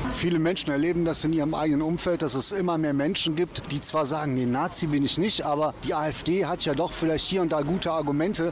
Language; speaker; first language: German; native; German